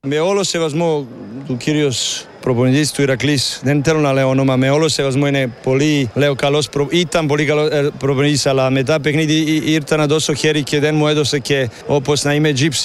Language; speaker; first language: Greek; non-native, learner; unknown